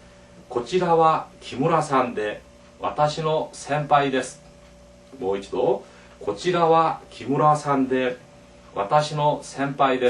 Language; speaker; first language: Japanese; non-native, fluent; Korean